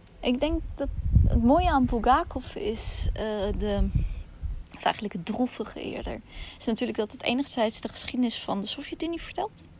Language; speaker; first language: Dutch; early bilingual, other home language; Russian